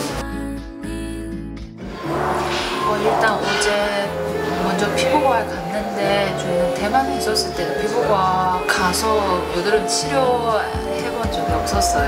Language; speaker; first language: Korean; non-native, fluent; Chinese